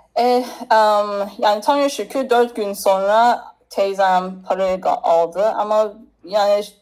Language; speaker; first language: Turkish; early bilingual, other home language; English